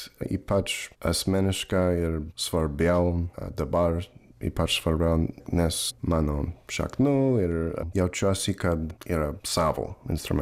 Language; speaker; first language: Lithuanian; non-native, learner; English